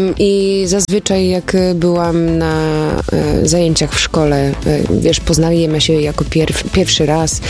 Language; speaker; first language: Polish; early bilingual, heritage; Polish